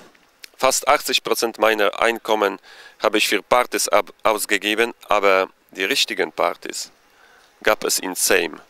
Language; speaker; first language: German; non-native, fluent; Polish